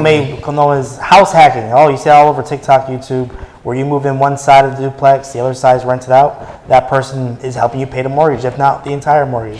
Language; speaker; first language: English; native; English